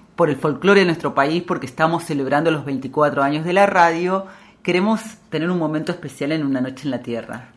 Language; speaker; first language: Spanish; native; Spanish